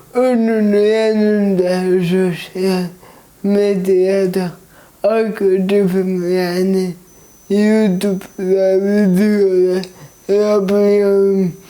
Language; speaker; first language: Turkish; early bilingual, heritage; Turkish